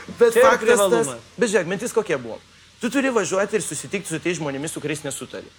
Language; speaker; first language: Lithuanian; early bilingual, heritage; Lithuanian